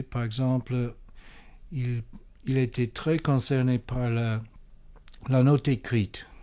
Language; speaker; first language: French; non-native, fluent; English